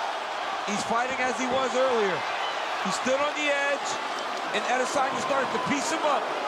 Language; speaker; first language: English; native; English